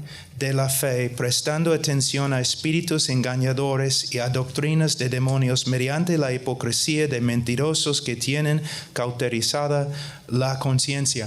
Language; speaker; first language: Spanish; non-native, fluent; English